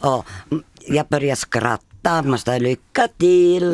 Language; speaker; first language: Swedish; non-native, fluent; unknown